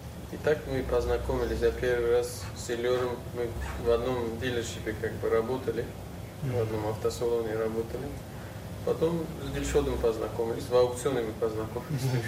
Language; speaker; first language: Russian; non-native, local second language; Uzbek